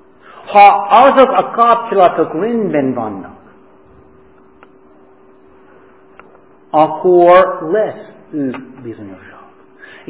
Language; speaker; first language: Hungarian; non-native, fluent; English